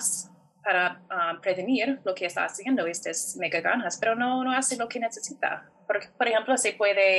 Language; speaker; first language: Spanish; non-native, fluent; English